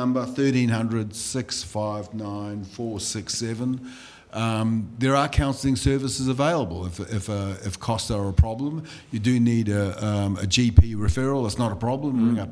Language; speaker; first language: English; non-native, local second language; Limburgish